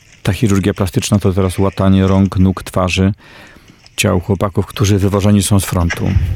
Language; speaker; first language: Polish; native; Polish